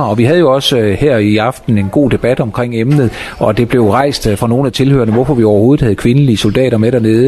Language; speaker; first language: Danish; native; Danish